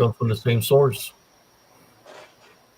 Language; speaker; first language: English; native; English